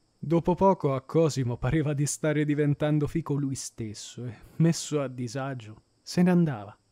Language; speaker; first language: Italian; native; Italian